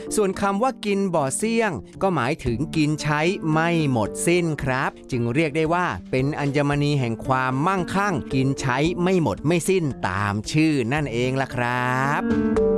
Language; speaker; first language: Thai; native; Thai